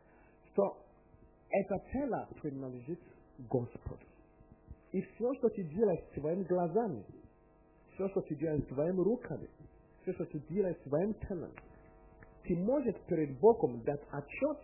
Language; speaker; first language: Russian; non-native, learner; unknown